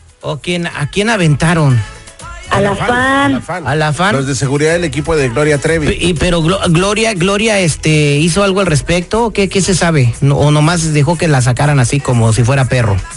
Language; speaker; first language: Spanish; native; Spanish